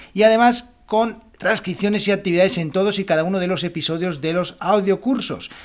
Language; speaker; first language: Spanish; native; Spanish